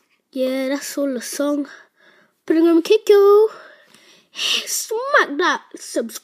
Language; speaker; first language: English; native; English